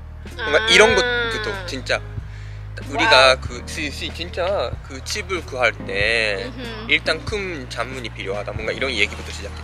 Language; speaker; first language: Korean; non-native, fluent; Japanese